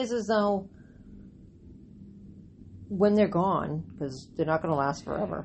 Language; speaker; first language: English; native; English